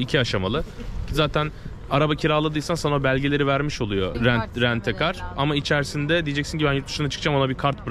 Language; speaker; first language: Turkish; native; Turkish